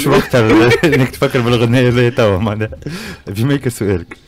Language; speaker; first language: Arabic; native; Arabic